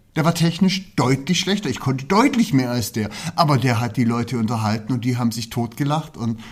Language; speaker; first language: German; native; German